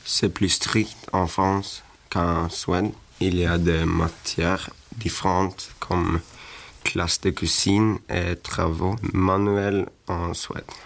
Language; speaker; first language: French; non-native, learner; Swedish